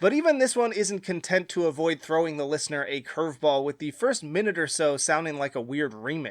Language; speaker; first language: English; native; English